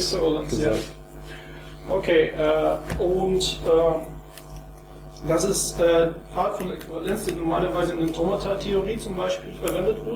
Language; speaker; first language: German; non-native, fluent; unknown